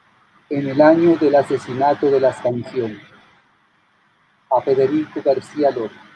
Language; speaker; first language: Spanish; native; Spanish